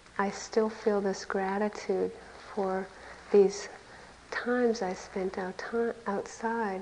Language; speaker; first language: English; native; English